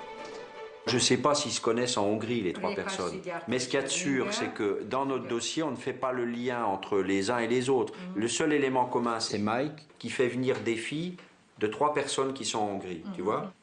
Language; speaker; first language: French; native; French